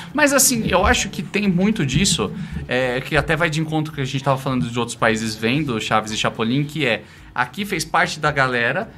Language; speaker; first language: Portuguese; native; Portuguese